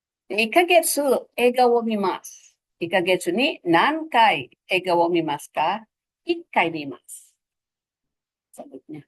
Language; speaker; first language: Japanese; non-native, fluent; Filipino